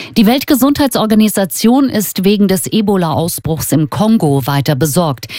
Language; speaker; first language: German; native; German